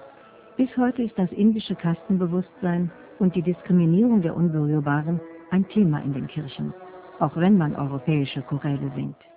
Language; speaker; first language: German; native; German